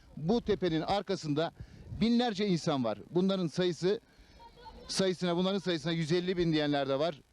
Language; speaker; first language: Turkish; native; Turkish